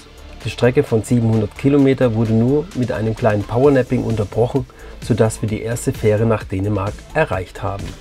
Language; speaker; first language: German; native; German